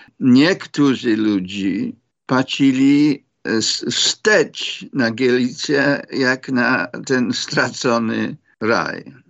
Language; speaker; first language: Polish; non-native, fluent; English